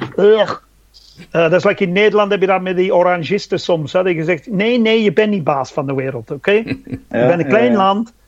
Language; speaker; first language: Dutch; non-native, fluent; English